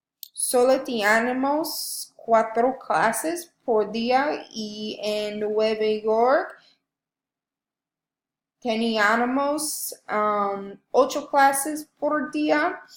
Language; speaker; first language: Spanish; non-native, learner; English